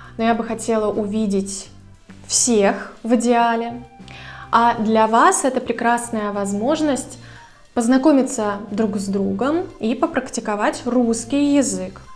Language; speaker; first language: Russian; native; Russian